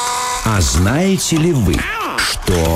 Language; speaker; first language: Russian; native; Russian